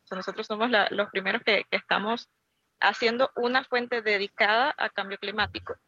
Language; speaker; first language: Spanish; native; Spanish